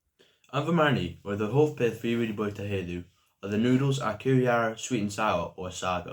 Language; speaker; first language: Welsh; non-native, local second language; English